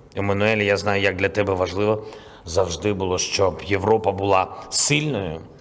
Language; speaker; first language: Ukrainian; non-native, local second language; Russian